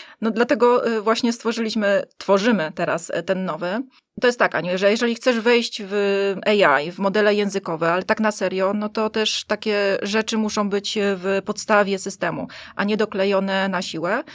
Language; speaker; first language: Polish; native; Polish